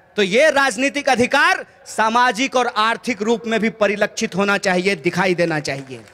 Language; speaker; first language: Hindi; native; Hindi